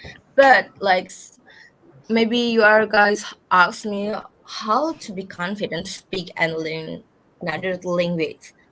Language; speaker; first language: English; non-native, learner; Indonesian